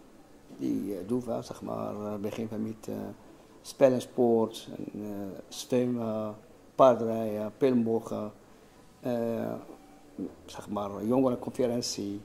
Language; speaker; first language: Dutch; non-native, learner; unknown